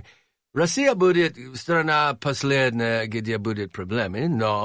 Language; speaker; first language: Russian; non-native, learner; English